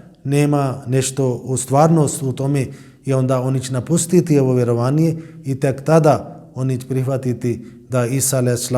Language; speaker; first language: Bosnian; non-native, learner; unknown